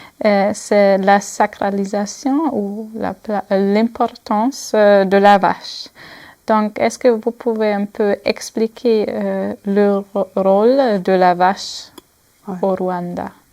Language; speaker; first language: French; non-native, fluent; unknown